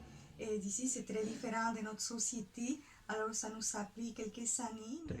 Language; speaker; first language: French; non-native, fluent; Spanish